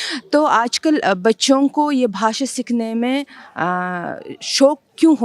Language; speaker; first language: Hindi; non-native, fluent; Uzbek